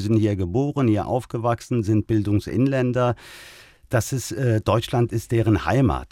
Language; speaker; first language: German; early bilingual, other home language; Turkish